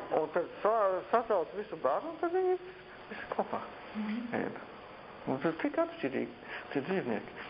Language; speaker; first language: Latvian; early bilingual, heritage; Latvian